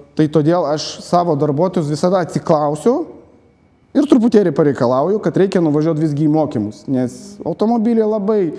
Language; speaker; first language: Lithuanian; non-native, local second language; Polish